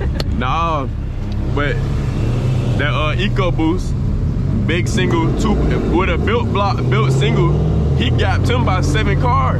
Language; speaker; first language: English; native; English